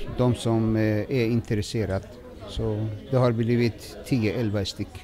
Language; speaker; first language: Swedish; non-native, fluent; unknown